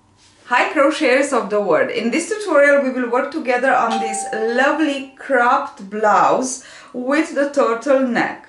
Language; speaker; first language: English; non-native, fluent; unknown